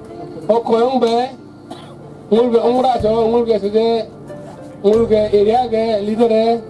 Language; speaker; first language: Hindi; non-native, local second language; Nyishi